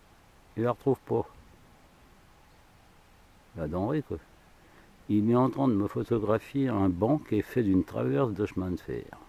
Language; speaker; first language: French; native; French